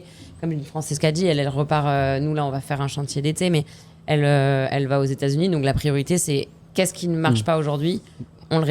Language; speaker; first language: French; native; French